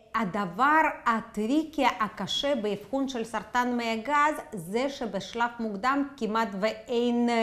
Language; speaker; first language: Hebrew; non-native, fluent; Russian